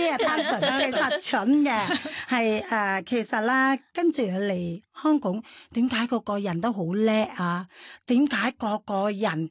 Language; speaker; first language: Cantonese; non-native, fluent; Thai